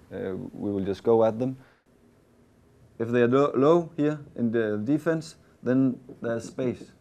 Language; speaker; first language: English; non-native, fluent; Danish